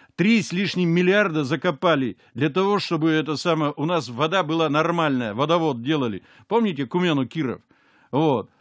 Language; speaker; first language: Russian; native; Russian